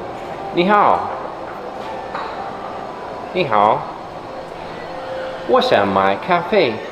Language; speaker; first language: Chinese; non-native, learner; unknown